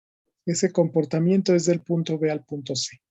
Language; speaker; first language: Spanish; native; Spanish